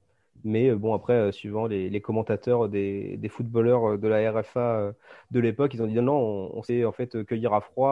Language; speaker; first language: French; native; French